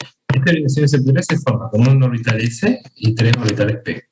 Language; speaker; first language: Spanish; native; Spanish